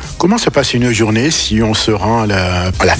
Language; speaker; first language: French; native; French